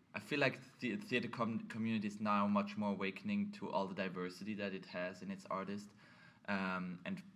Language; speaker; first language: English; non-native, fluent; German